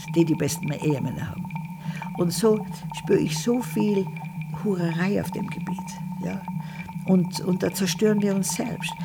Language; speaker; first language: German; native; German